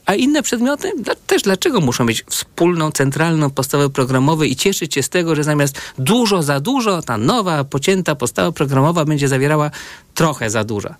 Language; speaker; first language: Polish; native; Polish